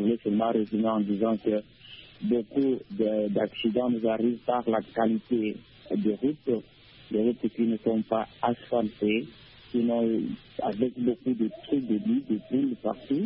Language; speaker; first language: French; non-native, local second language; Luba-Lulua